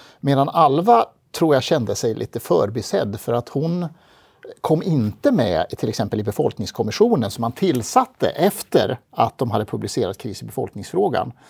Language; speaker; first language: Swedish; native; Swedish